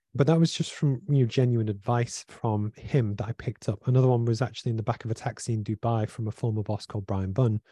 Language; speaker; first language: English; native; English